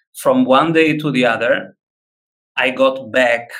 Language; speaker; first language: English; non-native, fluent; Italian